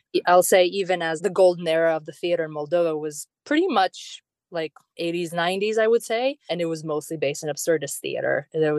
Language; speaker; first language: English; non-native, fluent; Romanian